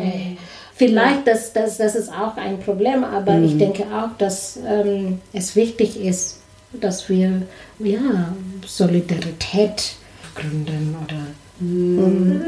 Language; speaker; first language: German; non-native, learner; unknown